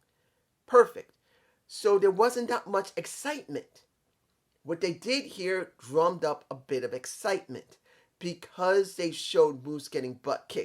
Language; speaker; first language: English; native; English